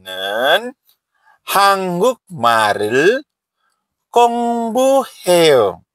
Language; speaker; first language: Korean; non-native, fluent; Indonesian